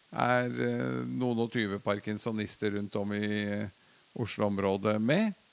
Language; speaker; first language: Norwegian; early bilingual, other home language; Latvian